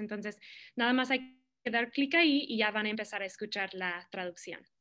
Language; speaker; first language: Spanish; non-native, fluent; English